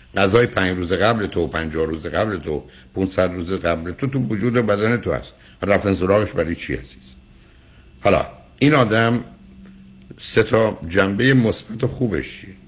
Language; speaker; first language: Persian; native; Persian